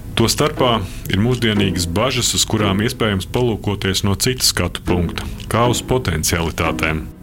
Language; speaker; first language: Latvian; native; Latvian